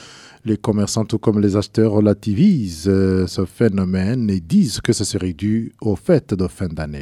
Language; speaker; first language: French; non-native, local second language; Rundi